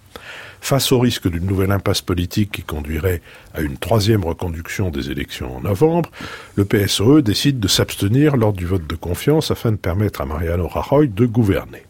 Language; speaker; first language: French; native; French